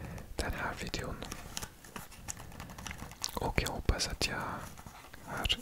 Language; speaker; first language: Swedish; non-native, learner; English